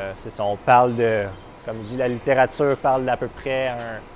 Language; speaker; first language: French; native; French